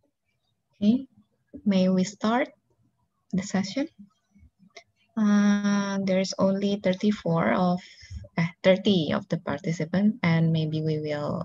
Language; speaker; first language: English; non-native, local second language; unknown